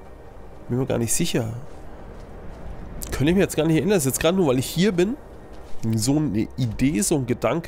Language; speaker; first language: German; native; German